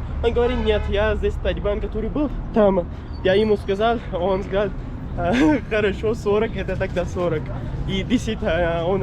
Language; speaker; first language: Russian; non-native, learner; Kyrgyz